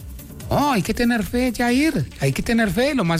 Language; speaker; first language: Spanish; native; Spanish